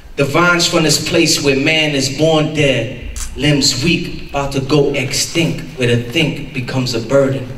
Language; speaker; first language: English; early bilingual, other home language; Spanish